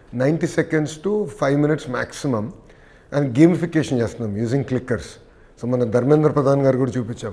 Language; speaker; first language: Telugu; native; Telugu